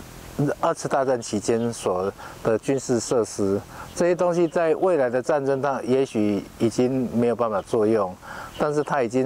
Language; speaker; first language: Chinese; native; Chinese